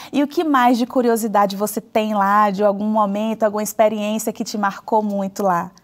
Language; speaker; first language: Portuguese; native; Portuguese